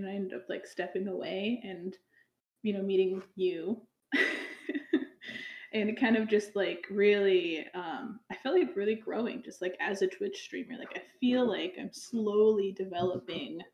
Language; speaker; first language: English; native; English